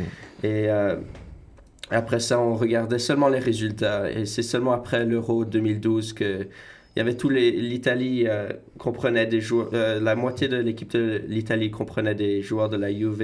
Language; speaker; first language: French; native; French